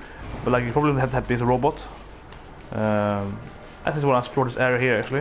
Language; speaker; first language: English; non-native, fluent; Swedish